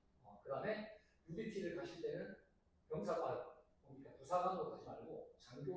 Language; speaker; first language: Korean; native; Korean